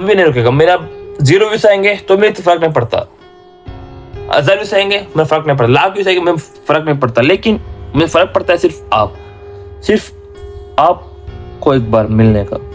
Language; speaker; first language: Hindi; non-native, local second language; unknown